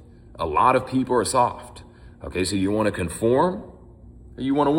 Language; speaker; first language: English; native; English